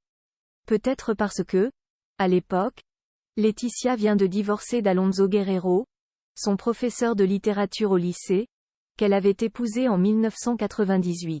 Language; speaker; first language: French; native; French